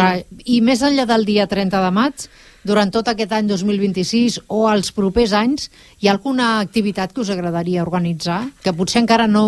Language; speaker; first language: Catalan; native; Catalan